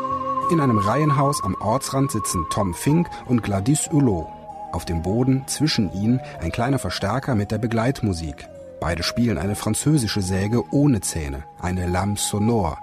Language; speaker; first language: German; native; German